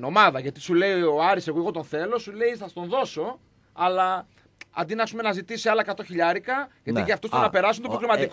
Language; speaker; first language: Greek; native; Greek